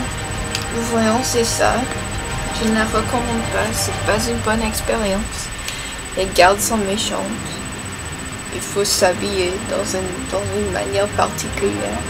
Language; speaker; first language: French; non-native, learner; English